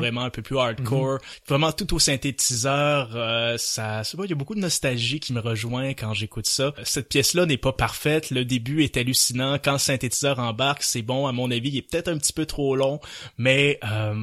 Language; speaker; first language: French; native; French